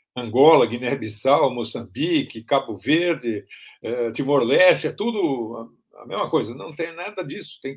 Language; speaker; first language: Portuguese; native; Portuguese